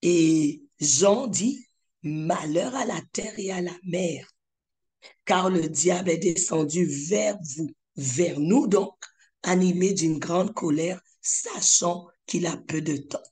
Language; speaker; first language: French; native; French